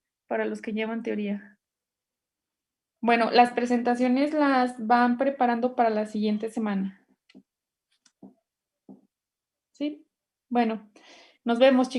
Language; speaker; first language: Spanish; native; Spanish